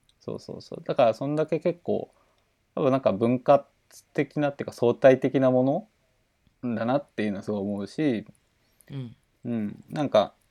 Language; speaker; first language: Japanese; native; Japanese